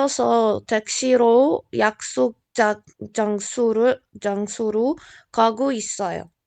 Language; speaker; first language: Korean; non-native, learner; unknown